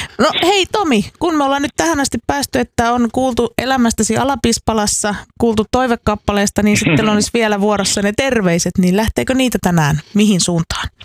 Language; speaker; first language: Finnish; native; Finnish